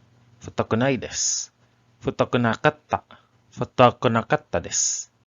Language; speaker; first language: Japanese; non-native, learner; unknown